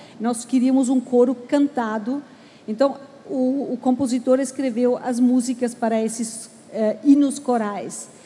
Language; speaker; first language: Portuguese; non-native, fluent; German